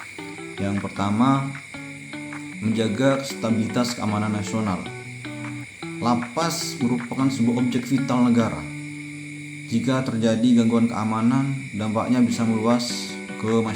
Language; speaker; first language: Indonesian; native; Indonesian